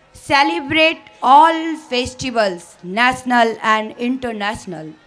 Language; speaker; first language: English; non-native, local second language; Hindi